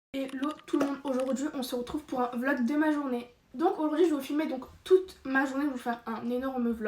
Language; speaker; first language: French; native; French